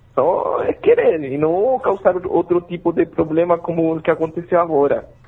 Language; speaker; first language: Portuguese; non-native, fluent; Spanish